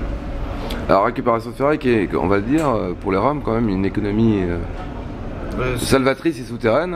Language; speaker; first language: French; native; French